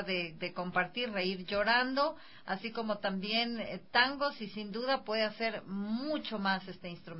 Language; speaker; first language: Spanish; native; Spanish